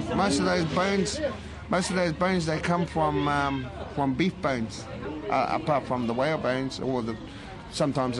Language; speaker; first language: English; native; English